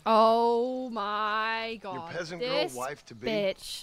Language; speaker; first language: English; native; English